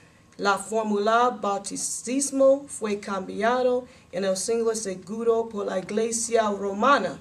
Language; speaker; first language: Spanish; non-native, learner; English